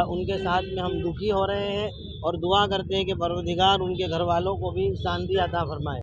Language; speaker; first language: Hindi; non-native, local second language; Gujarati